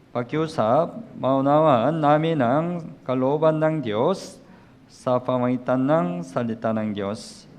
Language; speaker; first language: Filipino; non-native, learner; Korean